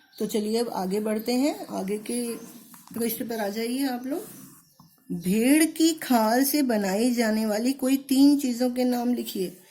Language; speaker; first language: Hindi; native; Hindi